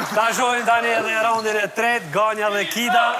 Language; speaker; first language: Albanian; native; Albanian